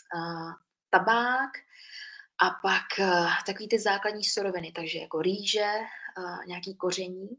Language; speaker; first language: Czech; early bilingual, other home language; Vietnamese